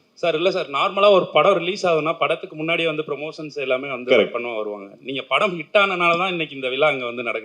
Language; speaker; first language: Tamil; native; Tamil